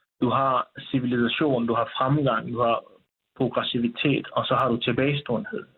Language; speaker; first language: Danish; early bilingual, other home language; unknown